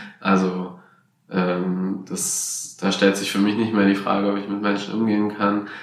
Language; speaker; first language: German; native; German